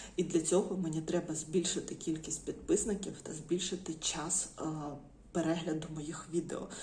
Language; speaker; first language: Ukrainian; non-native, local second language; Russian